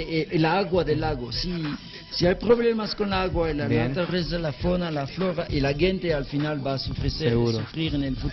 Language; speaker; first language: Spanish; non-native, learner; French